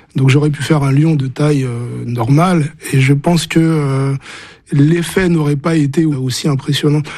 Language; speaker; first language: French; early bilingual, other home language; Haitian Creole